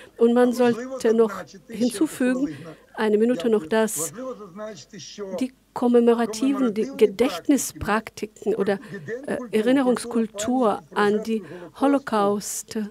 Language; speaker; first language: German; non-native, fluent; Ukrainian